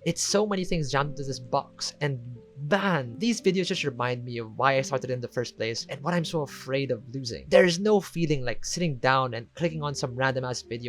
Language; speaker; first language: English; native; English